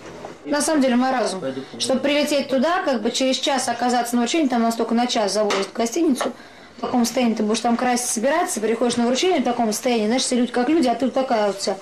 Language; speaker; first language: Russian; native; Russian